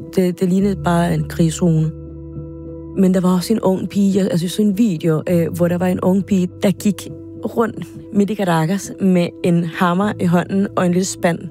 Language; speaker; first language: Danish; non-native, fluent; Spanish